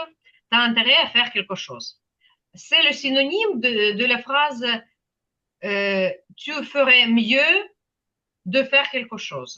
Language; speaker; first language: French; non-native, fluent; Ukrainian